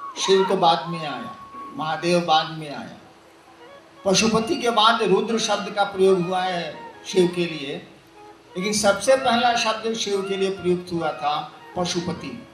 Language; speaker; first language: Hindi; native; Hindi